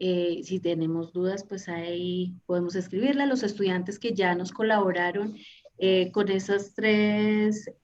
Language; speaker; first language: Spanish; native; Spanish